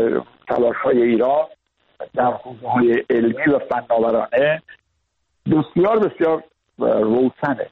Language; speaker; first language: Persian; native; Persian